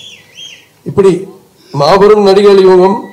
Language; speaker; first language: Tamil; non-native, local second language; Telugu